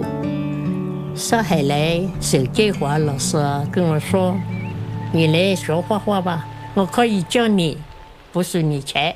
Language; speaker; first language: Chinese; native; Chinese